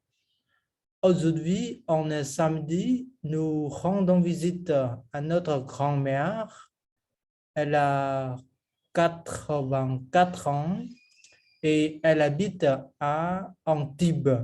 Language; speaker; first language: French; non-native, fluent; Khmer